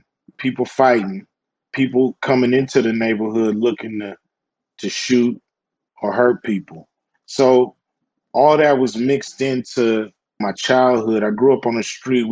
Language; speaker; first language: English; native; English